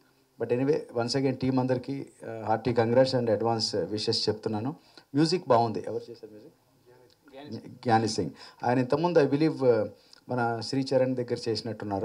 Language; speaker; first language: Telugu; native; Telugu